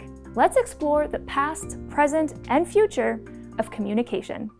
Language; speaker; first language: English; native; English